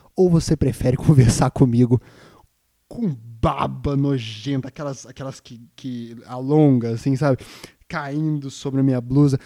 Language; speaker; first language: Portuguese; native; Portuguese